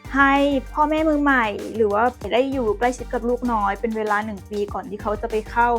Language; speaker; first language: Thai; native; Thai